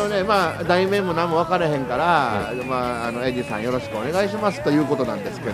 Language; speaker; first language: Japanese; native; Japanese